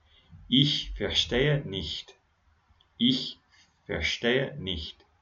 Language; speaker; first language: German; non-native, learner; English